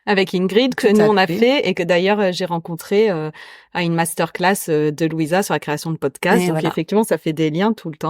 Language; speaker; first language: French; native; French